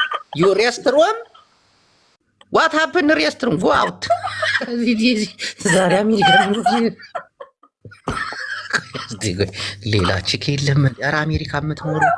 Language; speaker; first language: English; non-native, learner; Amharic